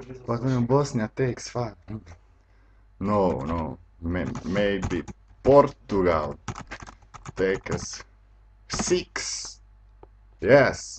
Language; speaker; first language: English; non-native, learner; Bosnian